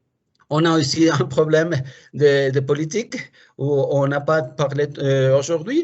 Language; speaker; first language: French; non-native, fluent; Spanish